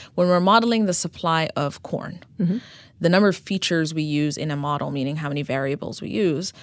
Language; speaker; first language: English; non-native, fluent; Amharic